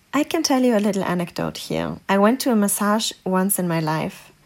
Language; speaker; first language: English; non-native, fluent; German